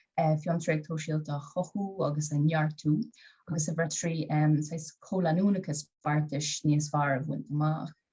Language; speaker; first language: Irish; native; Irish